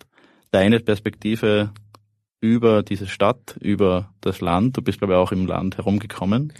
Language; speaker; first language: German; native; German